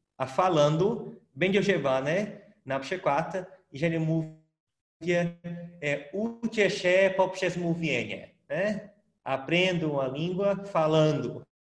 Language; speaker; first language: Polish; non-native, fluent; Portuguese